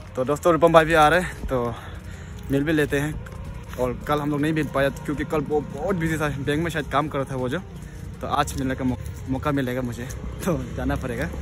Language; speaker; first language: Hindi; non-native, local second language; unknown